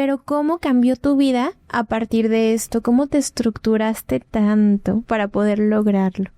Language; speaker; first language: Spanish; native; Spanish